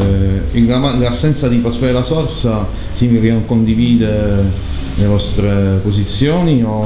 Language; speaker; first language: Italian; native; Italian